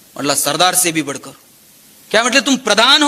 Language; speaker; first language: Hindi; non-native, local second language; Marathi